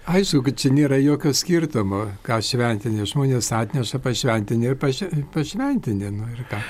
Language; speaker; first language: Lithuanian; native; Lithuanian